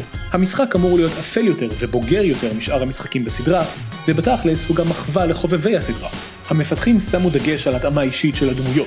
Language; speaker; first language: Hebrew; native; Hebrew